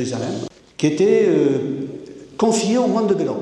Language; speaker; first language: French; native; French